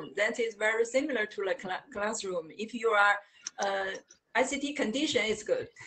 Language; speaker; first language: English; non-native, learner; Chinese